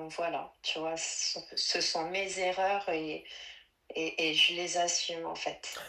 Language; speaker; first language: French; native; French